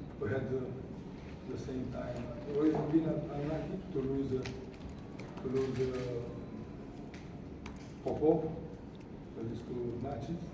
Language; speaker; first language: English; non-native, fluent; Romanian